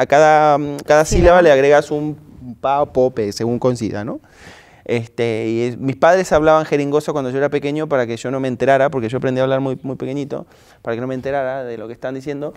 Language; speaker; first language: Spanish; native; Spanish